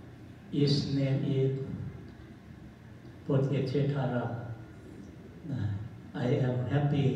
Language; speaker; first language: English; non-native, learner; Thai